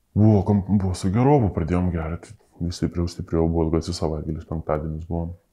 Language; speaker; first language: Lithuanian; native; Lithuanian